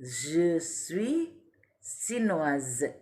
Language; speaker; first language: French; non-native, learner; Indonesian